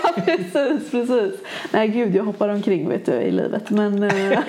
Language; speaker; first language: Swedish; native; Swedish